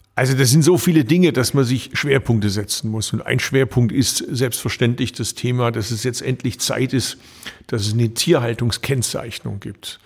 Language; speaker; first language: German; early bilingual, other home language; Turkish